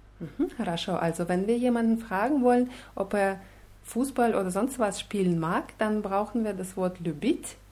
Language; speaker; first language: German; non-native, fluent; Russian